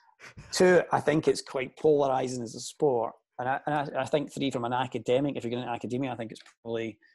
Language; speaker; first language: English; native; English